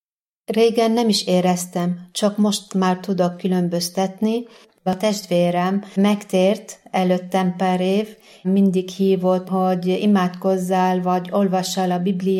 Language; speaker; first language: Hungarian; non-native, fluent; Arabic